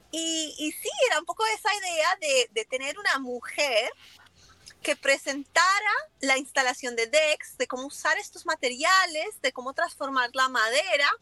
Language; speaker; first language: Spanish; non-native, fluent; Italian